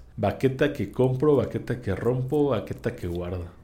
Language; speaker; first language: Spanish; native; Spanish